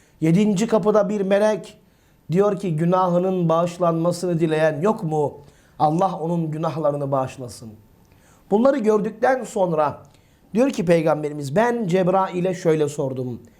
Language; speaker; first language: Turkish; native; Turkish